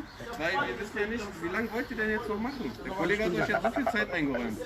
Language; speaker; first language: German; native; German